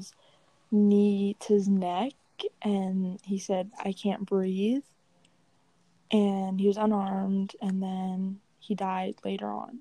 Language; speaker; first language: English; native; English